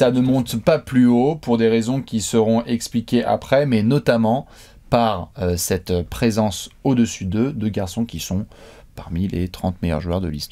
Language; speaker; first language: French; native; French